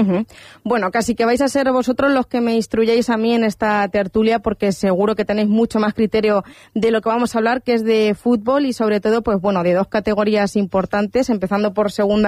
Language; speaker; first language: Spanish; native; Spanish